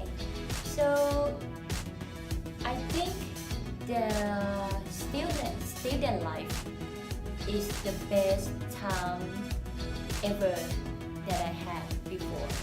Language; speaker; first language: English; non-native, fluent; Thai